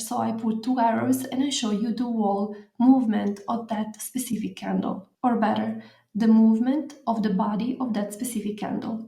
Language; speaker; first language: English; non-native, fluent; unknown